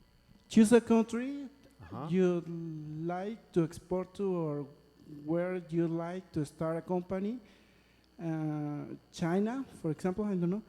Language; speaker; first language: English; non-native, learner; Spanish